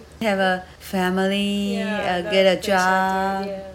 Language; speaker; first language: English; non-native, learner; Chinese